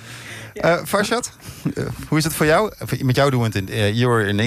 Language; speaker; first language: Dutch; native; Dutch